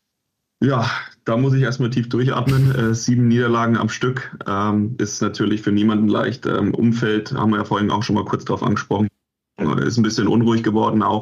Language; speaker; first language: German; native; German